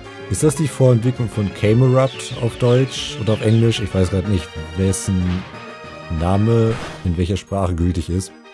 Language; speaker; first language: German; native; German